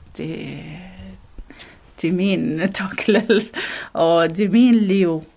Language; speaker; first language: Danish; non-native, learner; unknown